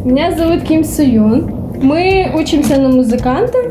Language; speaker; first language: Russian; non-native, fluent; Japanese